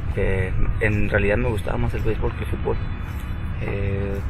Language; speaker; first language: Spanish; native; Spanish